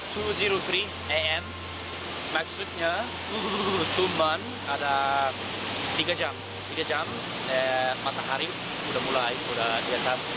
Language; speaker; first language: Indonesian; non-native, learner; English